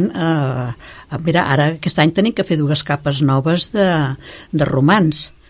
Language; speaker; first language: Catalan; non-native, local second language; Spanish